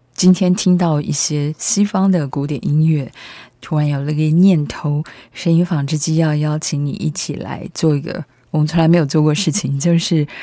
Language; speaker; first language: Chinese; native; Chinese